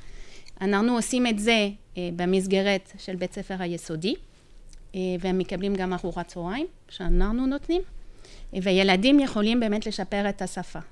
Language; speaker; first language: Hebrew; non-native, fluent; French